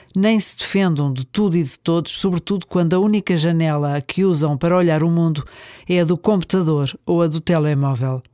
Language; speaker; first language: Portuguese; native; Portuguese